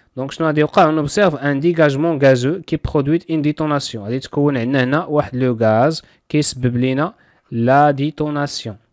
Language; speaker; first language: French; non-native, local second language; Arabic